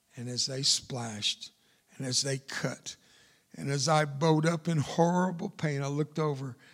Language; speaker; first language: English; early bilingual, other home language; Spanish